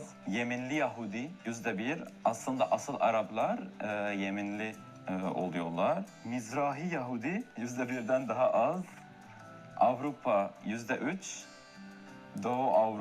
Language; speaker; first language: Turkish; non-native, fluent; Arabic